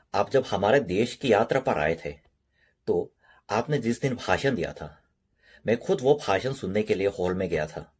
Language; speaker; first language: Hindi; non-native, learner; Korean